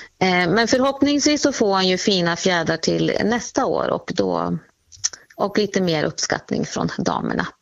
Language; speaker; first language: Swedish; native; Swedish